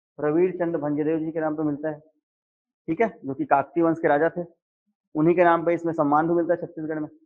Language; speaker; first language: Hindi; native; Hindi